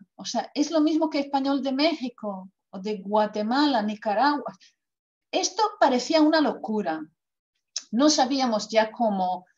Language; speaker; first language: Spanish; non-native, fluent; Croatian